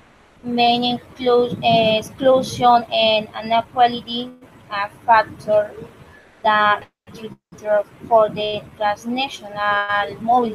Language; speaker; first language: English; non-native, learner; Spanish